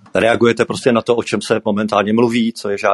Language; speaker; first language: Czech; native; Czech